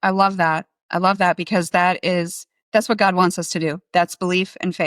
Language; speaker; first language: English; native; English